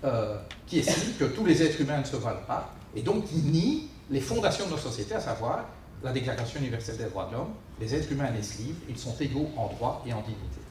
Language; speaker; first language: French; native; French